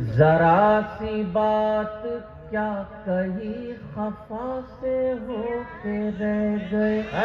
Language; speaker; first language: Urdu; native; Urdu